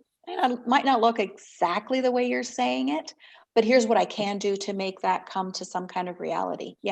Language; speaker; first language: English; native; English